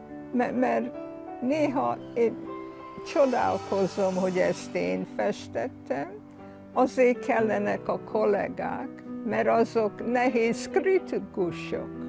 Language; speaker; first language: Hungarian; early bilingual, heritage; Hungarian